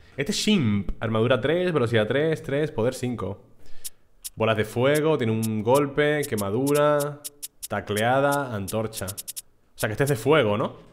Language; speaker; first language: Spanish; native; Spanish